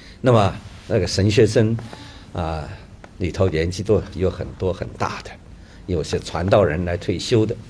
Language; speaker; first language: Chinese; native; Chinese